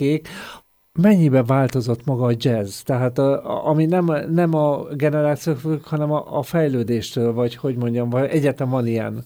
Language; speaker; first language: Hungarian; native; Hungarian